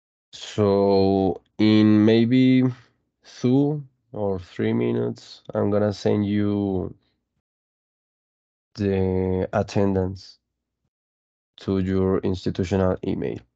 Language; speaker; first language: English; non-native, fluent; Spanish